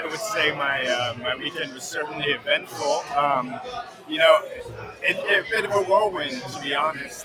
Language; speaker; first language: English; native; English